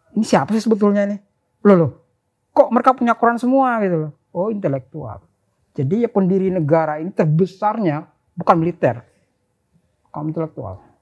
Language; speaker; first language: Indonesian; native; Indonesian